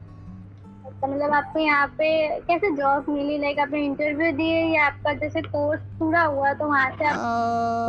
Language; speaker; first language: Hindi; non-native, local second language; Gujarati